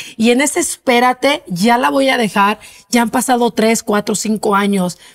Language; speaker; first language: Spanish; native; Spanish